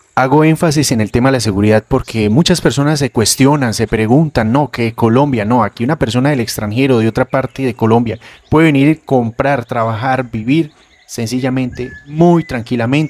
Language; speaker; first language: Spanish; native; Spanish